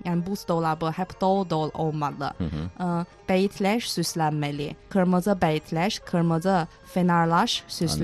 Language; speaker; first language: Turkish; non-native, fluent; Chinese